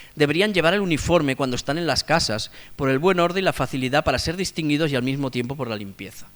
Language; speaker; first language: Spanish; non-native, local second language; Catalan